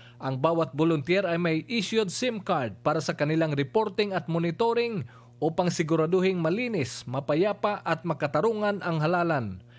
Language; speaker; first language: Filipino; non-native, local second language; Cebuano